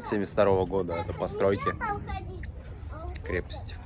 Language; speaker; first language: Russian; native; Russian